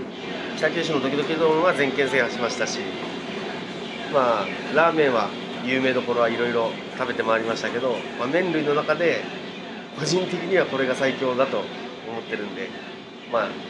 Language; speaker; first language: Japanese; native; Japanese